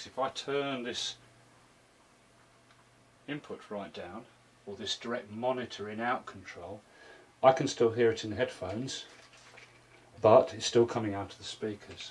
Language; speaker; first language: English; native; English